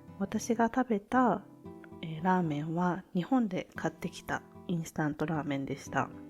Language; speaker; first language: Japanese; native; Japanese